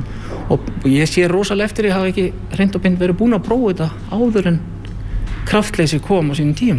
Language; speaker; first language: Icelandic; native; Icelandic